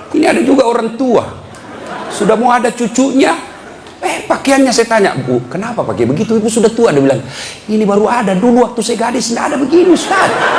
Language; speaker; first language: Indonesian; native; Indonesian